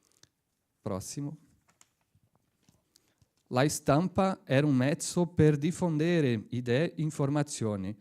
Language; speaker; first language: Italian; non-native, learner; Portuguese